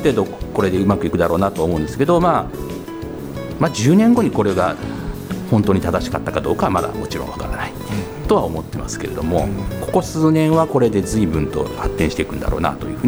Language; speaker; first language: Japanese; native; Japanese